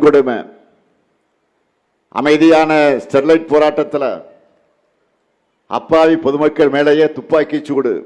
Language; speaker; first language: Tamil; native; Tamil